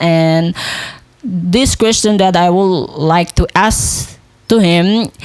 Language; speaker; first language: English; non-native, local second language; Indonesian